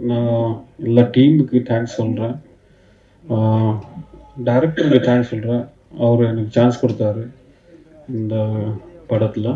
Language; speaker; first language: Tamil; non-native, learner; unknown